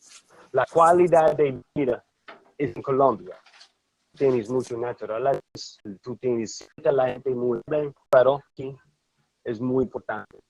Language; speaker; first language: Spanish; non-native, learner; English